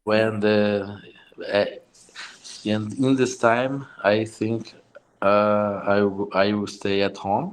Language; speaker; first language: English; non-native, learner; Portuguese